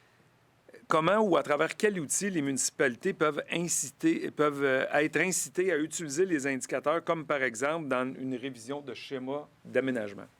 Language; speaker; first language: French; native; French